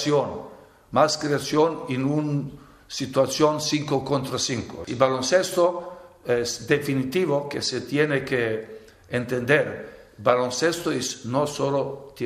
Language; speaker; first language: Spanish; non-native, fluent; Serbian